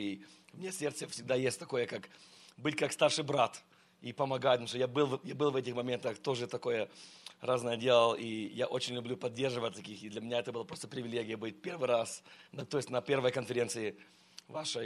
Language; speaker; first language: Russian; early bilingual, heritage; Russian